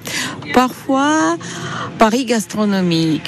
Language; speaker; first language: French; non-native, learner; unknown